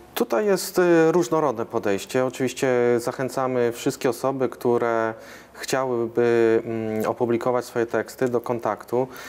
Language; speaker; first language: Polish; native; Polish